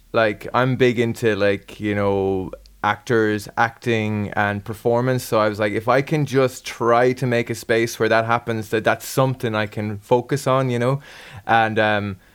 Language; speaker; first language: English; native; English